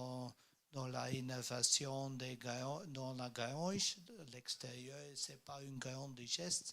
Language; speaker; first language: French; non-native, learner; Dutch